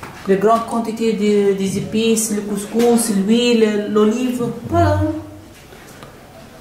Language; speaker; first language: French; non-native, local second language; Arabic